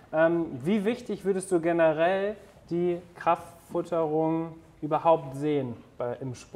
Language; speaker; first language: German; native; German